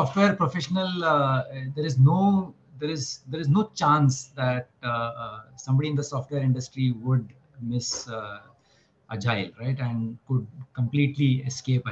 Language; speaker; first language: English; non-native, local second language; Marathi